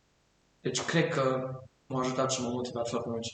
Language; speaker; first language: Romanian; early bilingual, heritage; German